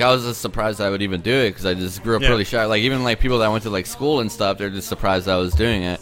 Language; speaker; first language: English; early bilingual, other home language; Polish